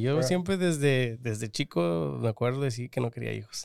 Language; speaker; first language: Spanish; early bilingual, heritage; Spanish